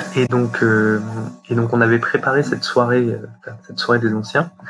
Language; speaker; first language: French; native; French